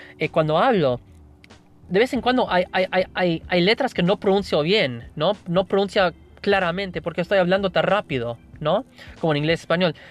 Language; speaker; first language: Spanish; non-native, fluent; English